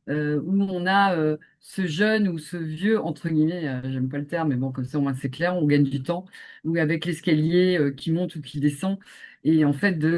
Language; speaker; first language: French; native; French